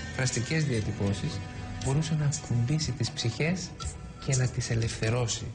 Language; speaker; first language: Greek; native; Greek